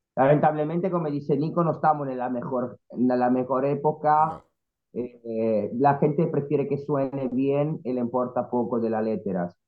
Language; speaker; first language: Spanish; non-native, fluent; Italian